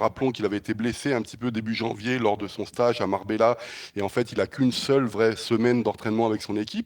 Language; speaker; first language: French; native; French